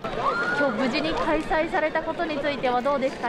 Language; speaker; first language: Japanese; native; Japanese